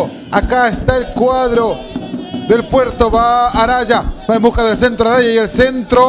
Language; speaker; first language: Spanish; native; Spanish